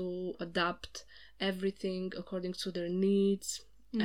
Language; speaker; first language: English; non-native, fluent; Slovak